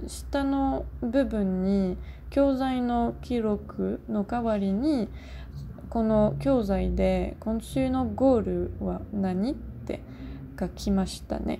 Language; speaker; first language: Japanese; non-native, learner; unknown